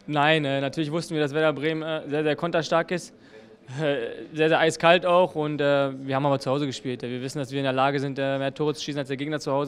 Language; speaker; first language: German; native; German